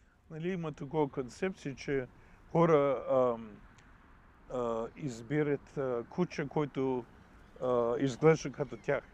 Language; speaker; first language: Bulgarian; non-native, fluent; English